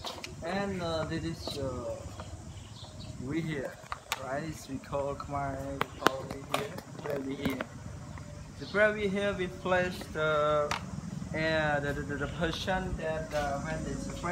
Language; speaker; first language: English; non-native, learner; Khmer